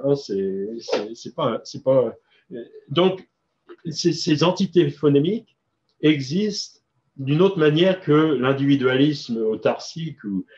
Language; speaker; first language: French; native; French